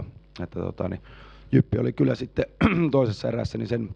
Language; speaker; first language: Finnish; native; Finnish